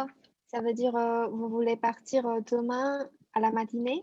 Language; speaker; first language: French; non-native, fluent; Chinese